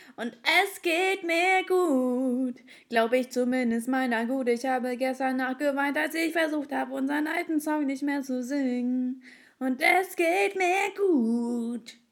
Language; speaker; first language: German; early bilingual, other home language; Ukrainian